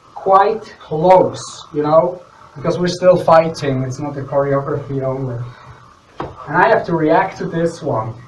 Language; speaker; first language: English; non-native, fluent; Swiss German